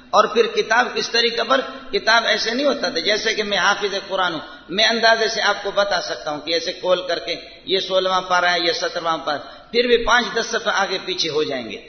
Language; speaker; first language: Urdu; non-native, local second language; Brahui